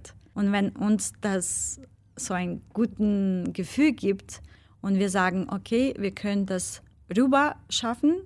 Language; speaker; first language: German; non-native, fluent; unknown